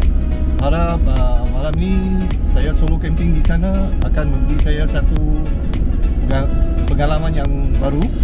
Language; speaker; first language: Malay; non-native, local second language; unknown